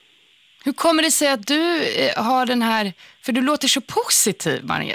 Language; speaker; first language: Swedish; native; Swedish